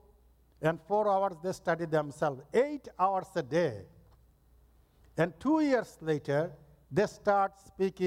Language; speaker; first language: English; non-native, local second language; Bangla